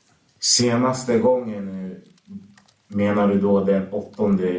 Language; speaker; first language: Swedish; early bilingual, other home language; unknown